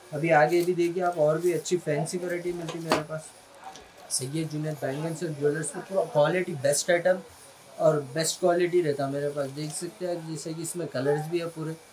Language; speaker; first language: Hindi; non-native, local second language; Urdu